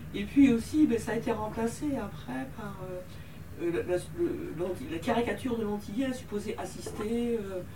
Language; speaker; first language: French; native; French